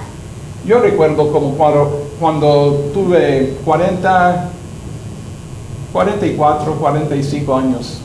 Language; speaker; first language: Spanish; non-native, learner; English